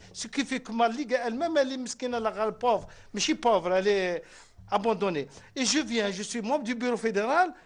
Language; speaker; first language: French; non-native, local second language; Arabic